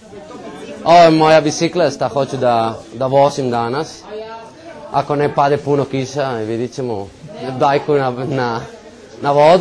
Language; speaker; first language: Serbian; non-native, learner; Spanish